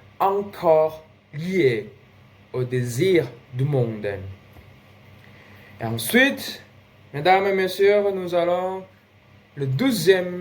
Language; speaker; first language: French; non-native, learner; Indonesian